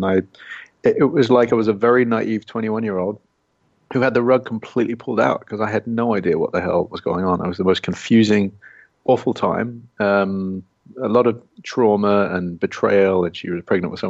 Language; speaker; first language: English; native; English